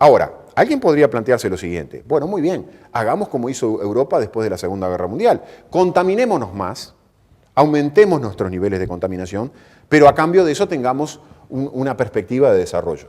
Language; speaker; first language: Spanish; native; Spanish